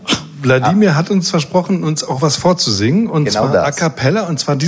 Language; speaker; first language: German; native; German